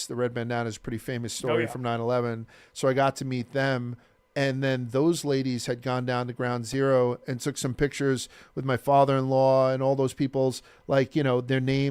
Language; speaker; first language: English; native; English